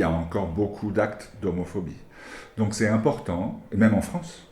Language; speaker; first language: French; native; French